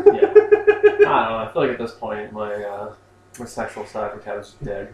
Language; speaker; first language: English; native; English